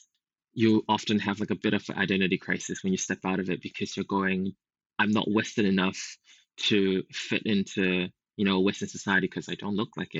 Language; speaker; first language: English; native; English